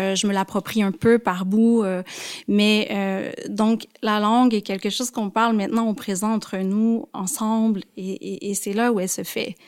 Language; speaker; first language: French; native; French